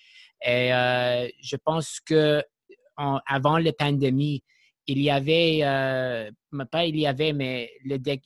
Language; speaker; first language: French; non-native, learner; English